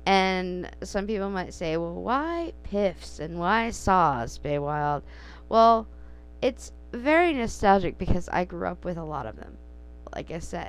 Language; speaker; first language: English; native; English